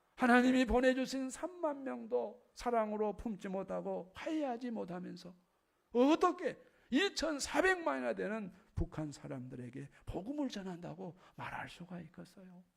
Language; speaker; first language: Korean; native; Korean